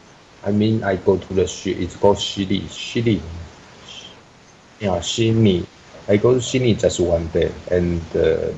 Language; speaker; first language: English; non-native, learner; Chinese